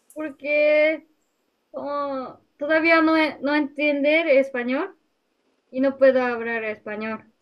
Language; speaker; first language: Spanish; non-native, learner; Japanese